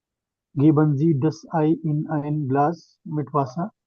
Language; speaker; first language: German; non-native, learner; Urdu